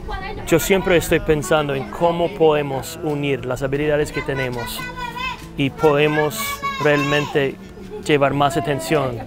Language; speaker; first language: Spanish; non-native, fluent; English